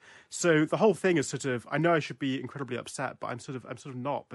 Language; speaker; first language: English; native; English